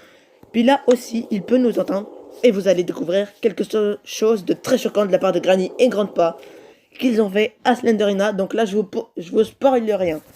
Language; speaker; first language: French; native; French